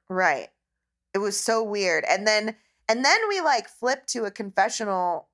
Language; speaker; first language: English; native; English